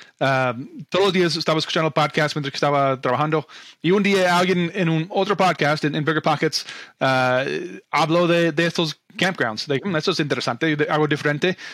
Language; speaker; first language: Spanish; non-native, fluent; English